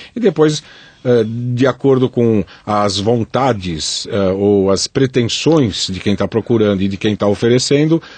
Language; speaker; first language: Portuguese; native; Portuguese